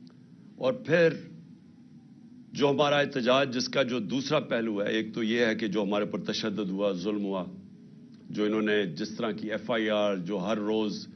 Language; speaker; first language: Urdu; native; Urdu